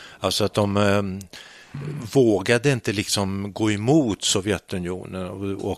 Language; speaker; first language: Swedish; native; Swedish